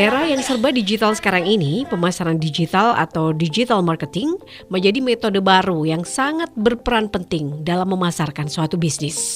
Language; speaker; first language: Indonesian; native; Indonesian